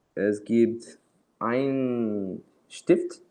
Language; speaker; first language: German; non-native, learner; Portuguese